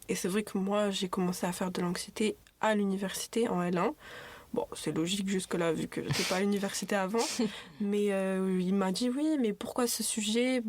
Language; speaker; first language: French; native; French